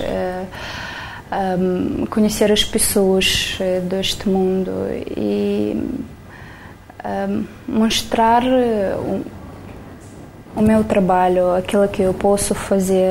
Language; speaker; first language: Portuguese; non-native, learner; Romanian